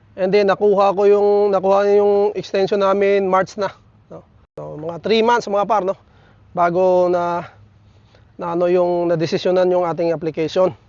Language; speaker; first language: Filipino; native; Filipino